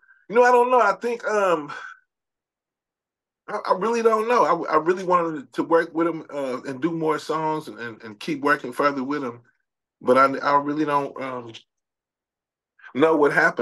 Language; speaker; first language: English; native; English